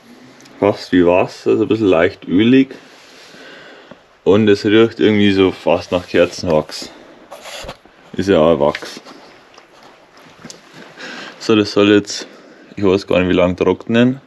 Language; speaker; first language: German; native; German